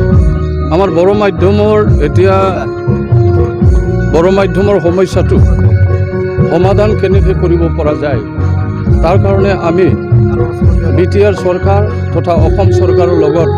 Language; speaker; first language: Assamese; non-native, local second language; Bodo